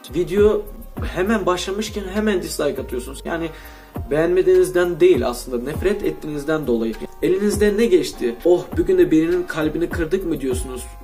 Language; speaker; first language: Turkish; non-native, fluent; Russian